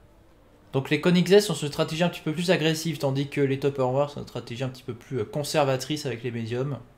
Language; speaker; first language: French; native; French